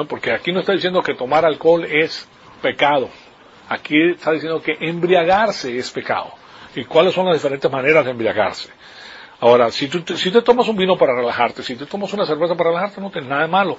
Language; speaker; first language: Spanish; native; Spanish